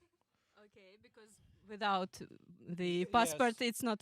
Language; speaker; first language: English; non-native, fluent; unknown